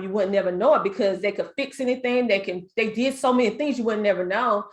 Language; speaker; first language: English; native; English